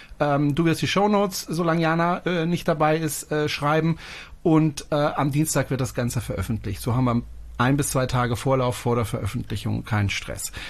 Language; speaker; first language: German; non-native, fluent; French